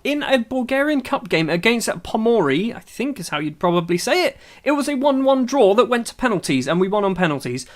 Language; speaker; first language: English; native; English